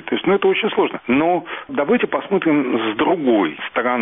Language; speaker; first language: Russian; native; Russian